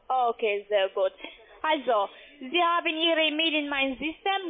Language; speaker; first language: German; non-native, learner; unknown